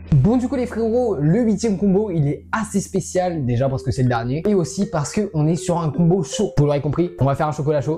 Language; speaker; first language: French; native; French